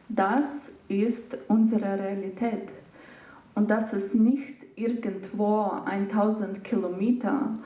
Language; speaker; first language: German; non-native, learner; Ukrainian